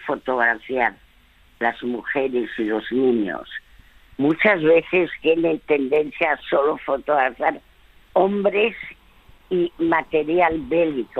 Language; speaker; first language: Spanish; early bilingual, other home language; French